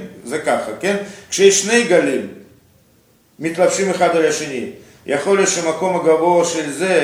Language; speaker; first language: Hebrew; non-native, fluent; Russian